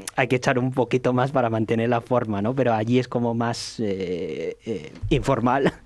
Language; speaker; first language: Spanish; non-native, fluent; Cantonese